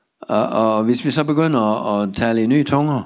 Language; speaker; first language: Danish; non-native, learner; Russian